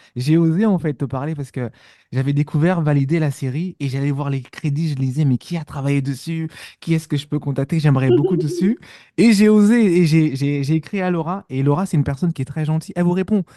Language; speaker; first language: French; native; French